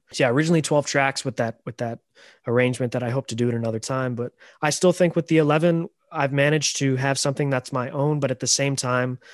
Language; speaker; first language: English; native; English